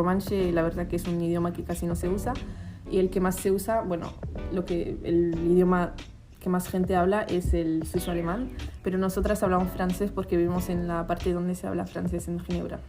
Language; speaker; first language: Spanish; early bilingual, heritage; Spanish